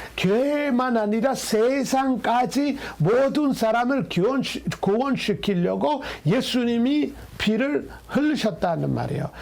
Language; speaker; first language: Korean; non-native, fluent; Amharic